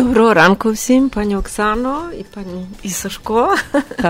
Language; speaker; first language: Ukrainian; early bilingual, heritage; Ukrainian